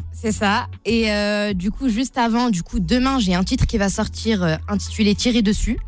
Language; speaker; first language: French; native; French